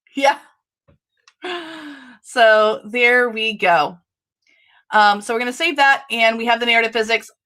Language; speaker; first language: English; native; English